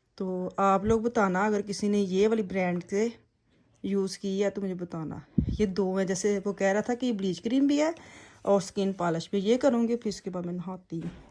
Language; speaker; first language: Urdu; non-native, local second language; Punjabi